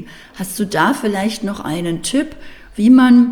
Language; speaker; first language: German; native; German